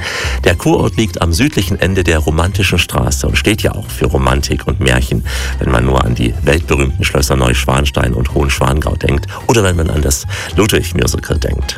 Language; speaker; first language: German; native; German